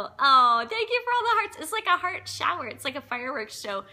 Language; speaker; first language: English; native; English